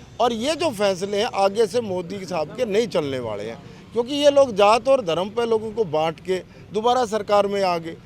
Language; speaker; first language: Hindi; native; Hindi